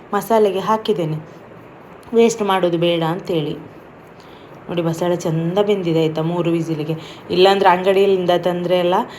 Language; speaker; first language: Kannada; non-native, local second language; Tulu